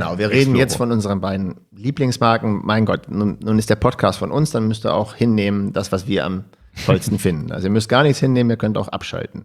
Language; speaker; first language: German; native; German